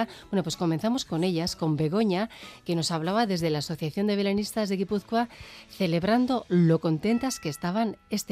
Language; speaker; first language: Spanish; native; Spanish